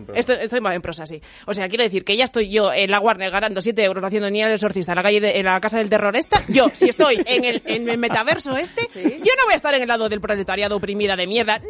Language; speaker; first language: Spanish; native; Spanish